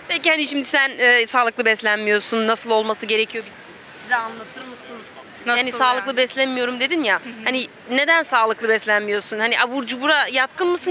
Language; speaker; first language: Turkish; native; Turkish